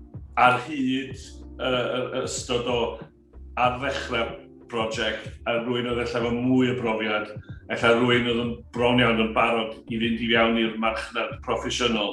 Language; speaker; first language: Welsh; native; Welsh